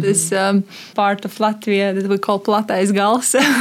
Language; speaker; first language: English; non-native, fluent; Latvian